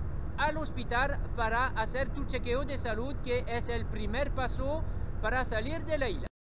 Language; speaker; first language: Spanish; non-native, learner; French